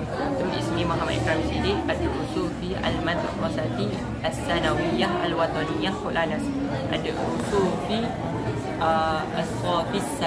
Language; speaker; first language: Arabic; non-native, learner; Malay